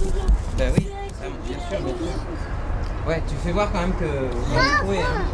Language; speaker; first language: French; native; French